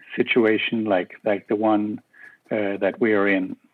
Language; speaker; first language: English; non-native, fluent; Danish